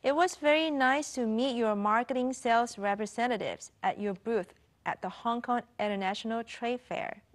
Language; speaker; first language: English; non-native, fluent; Chinese